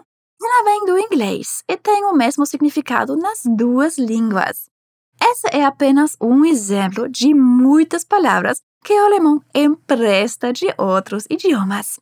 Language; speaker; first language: Portuguese; non-native, fluent; German